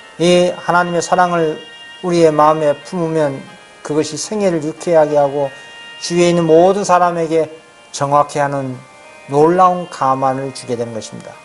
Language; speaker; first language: Korean; native; Korean